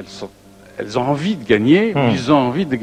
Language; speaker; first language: French; native; French